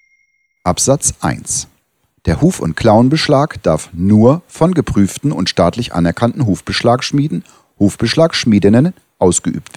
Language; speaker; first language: German; native; German